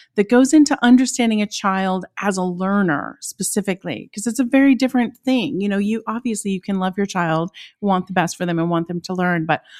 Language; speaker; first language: English; native; English